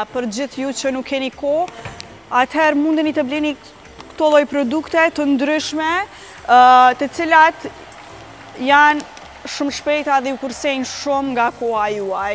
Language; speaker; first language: Albanian; native; Albanian